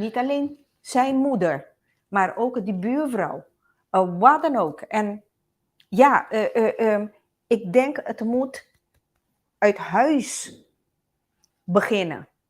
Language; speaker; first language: Dutch; non-native, local second language; Papiamento